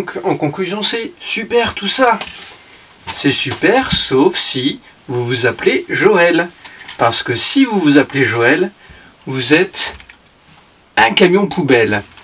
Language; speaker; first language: French; native; French